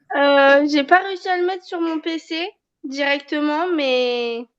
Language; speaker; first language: French; native; French